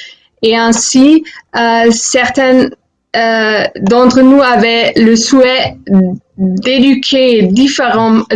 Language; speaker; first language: French; non-native, fluent; German